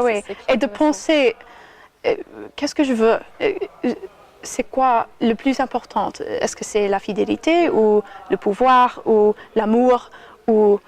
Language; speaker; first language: French; non-native, fluent; English